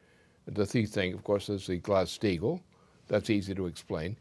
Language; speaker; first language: English; native; English